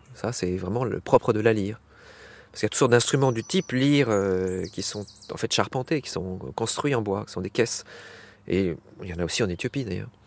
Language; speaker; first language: French; native; French